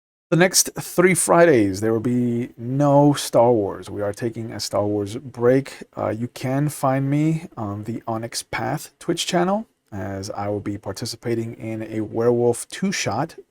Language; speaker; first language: English; native; English